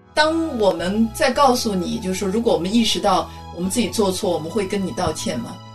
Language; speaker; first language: Chinese; native; Chinese